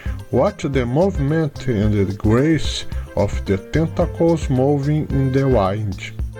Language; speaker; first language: English; non-native, fluent; Portuguese